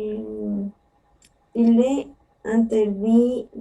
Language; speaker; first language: French; non-native, learner; Spanish